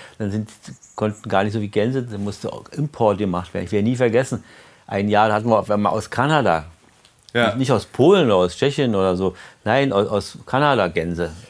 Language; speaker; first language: German; native; German